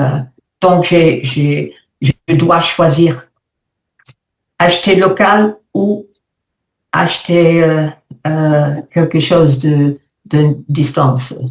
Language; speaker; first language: French; non-native, learner; English